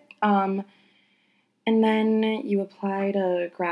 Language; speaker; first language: English; native; English